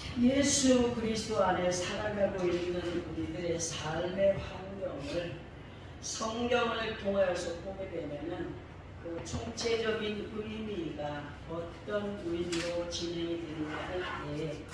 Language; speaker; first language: Korean; native; Korean